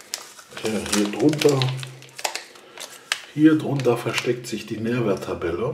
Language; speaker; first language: German; native; German